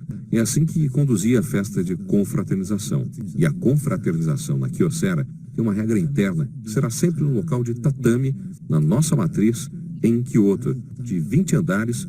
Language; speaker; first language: Portuguese; native; Portuguese